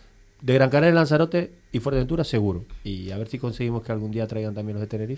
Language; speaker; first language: Spanish; native; Spanish